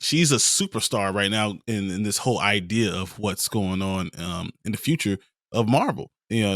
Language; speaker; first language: English; native; English